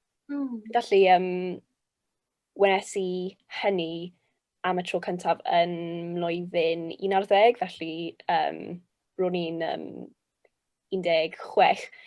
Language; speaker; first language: Welsh; non-native, local second language; English